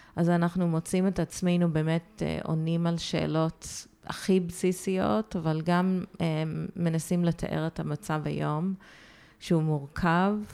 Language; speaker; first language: Hebrew; early bilingual, heritage; Hebrew